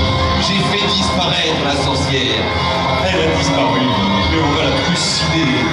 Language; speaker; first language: French; native; French